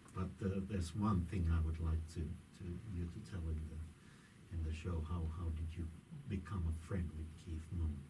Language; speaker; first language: English; non-native, fluent; Finnish